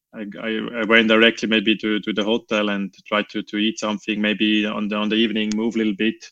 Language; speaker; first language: English; non-native, learner; Romansh